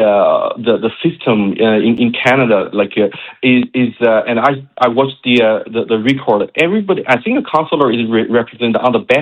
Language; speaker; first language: English; non-native, fluent; Chinese